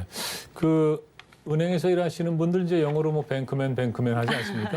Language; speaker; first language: Korean; native; Korean